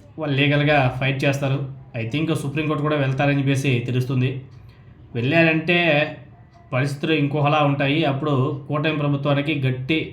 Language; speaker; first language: Telugu; native; Telugu